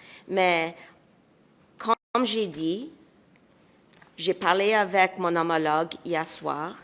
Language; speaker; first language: French; non-native, local second language; English